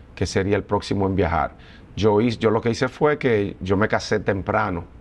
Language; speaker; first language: Spanish; native; Spanish